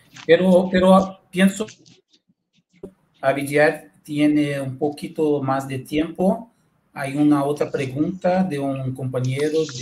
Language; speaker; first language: Spanish; non-native, fluent; Portuguese